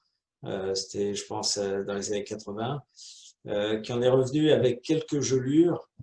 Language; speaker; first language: French; native; French